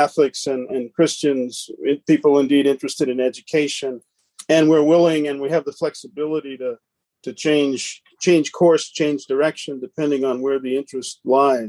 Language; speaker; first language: English; native; English